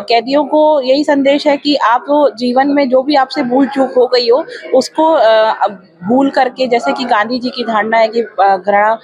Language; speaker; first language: Hindi; native; Hindi